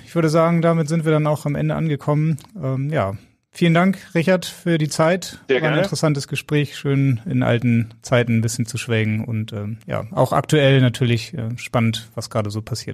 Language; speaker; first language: German; native; German